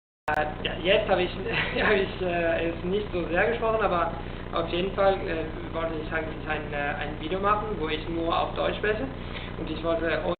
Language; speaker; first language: German; non-native, fluent; Italian